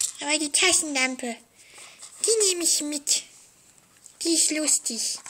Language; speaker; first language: German; native; German